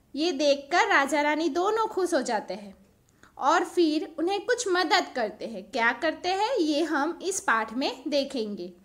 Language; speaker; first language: Hindi; non-native, local second language; Gujarati